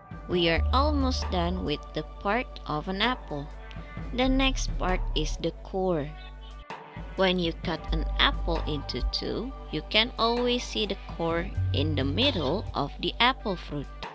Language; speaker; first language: English; non-native, fluent; Indonesian